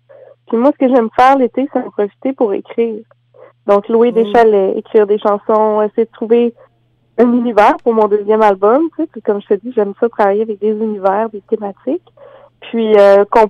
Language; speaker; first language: French; native; French